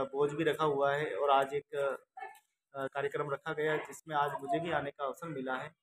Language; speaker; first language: Hindi; native; Hindi